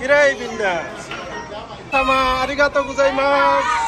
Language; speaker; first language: Japanese; non-native, learner; Bangla